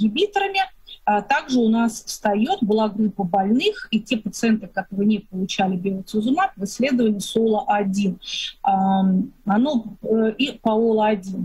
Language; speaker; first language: Russian; native; Russian